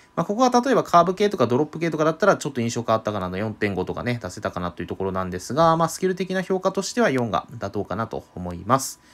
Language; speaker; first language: Japanese; native; Japanese